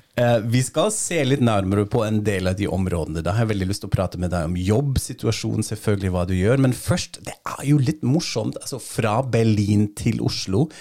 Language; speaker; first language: Norwegian; non-native, fluent; German